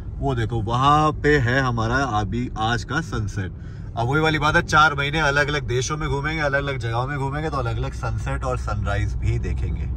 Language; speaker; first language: Hindi; native; Hindi